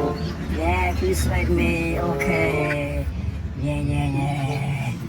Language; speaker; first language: English; non-native, learner; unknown